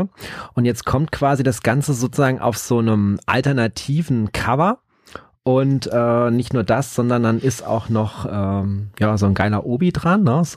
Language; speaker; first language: German; native; German